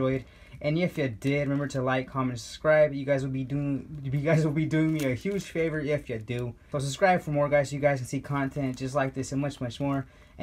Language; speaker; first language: English; native; English